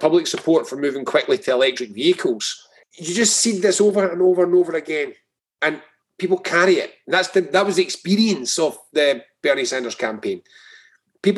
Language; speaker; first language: English; native; English